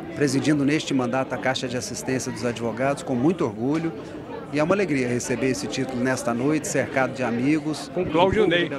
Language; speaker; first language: Portuguese; native; Portuguese